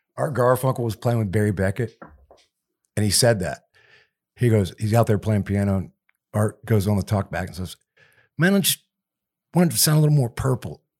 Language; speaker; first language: English; native; English